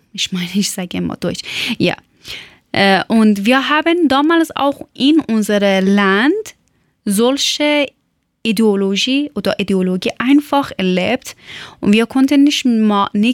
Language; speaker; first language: German; non-native, learner; Persian